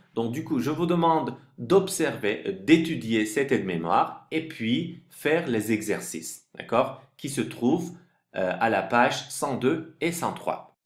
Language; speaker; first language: French; non-native, fluent; Turkish